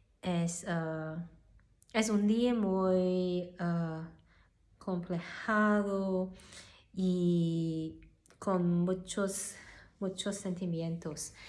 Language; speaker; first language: Spanish; non-native, learner; Cantonese